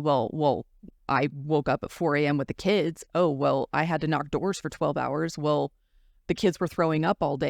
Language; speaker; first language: English; native; English